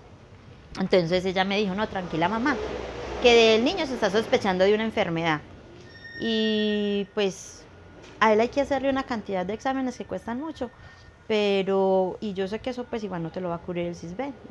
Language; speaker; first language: Spanish; native; Spanish